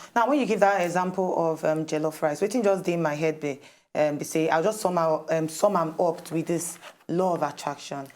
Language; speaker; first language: Nigerian Pidgin; native; Nigerian Pidgin